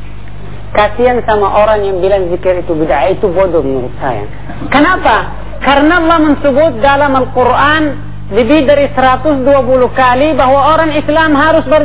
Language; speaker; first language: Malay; non-native, fluent; Arabic